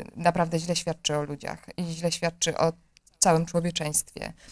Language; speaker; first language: Polish; native; Polish